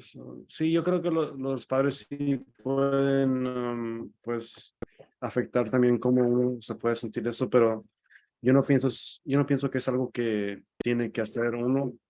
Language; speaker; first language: Spanish; early bilingual, other home language; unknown